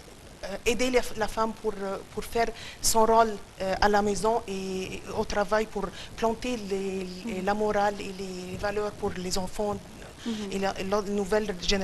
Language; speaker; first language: French; non-native, fluent; Arabic